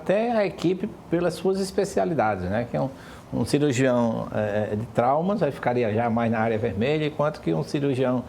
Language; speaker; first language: Portuguese; native; Portuguese